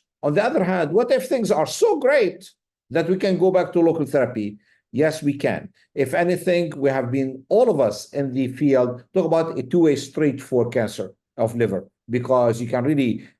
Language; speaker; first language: English; non-native, fluent; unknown